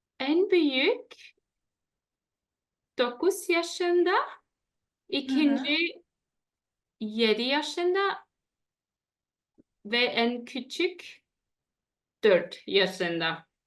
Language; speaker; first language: Turkish; non-native, learner; German